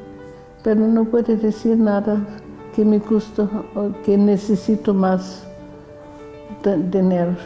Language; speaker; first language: Spanish; non-native, fluent; German